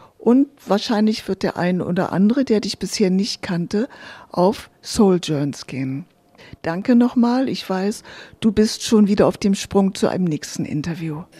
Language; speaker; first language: German; native; German